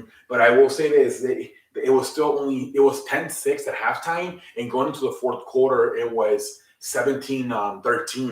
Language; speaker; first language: English; native; English